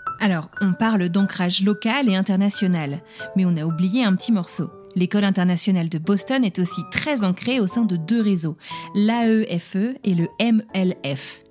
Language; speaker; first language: French; native; French